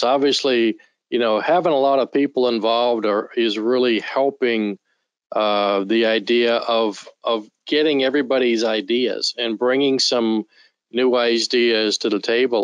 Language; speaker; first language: English; native; English